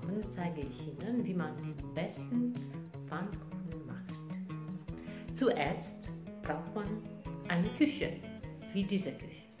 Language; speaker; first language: German; non-native, learner; Romanian